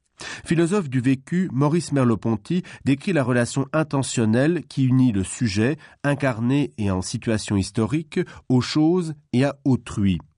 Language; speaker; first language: French; non-native, local second language; Luxembourgish